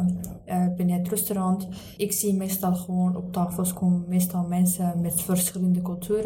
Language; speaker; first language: Dutch; early bilingual, other home language; Arabic